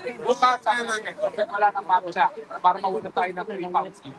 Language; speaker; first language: Filipino; native; Filipino